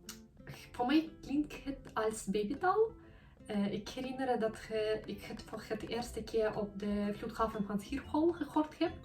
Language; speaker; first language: Dutch; non-native, learner; Ukrainian